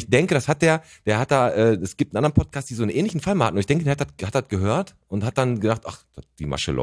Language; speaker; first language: German; native; German